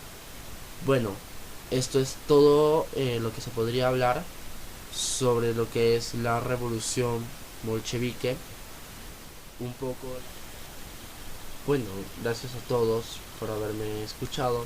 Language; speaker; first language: Spanish; native; Spanish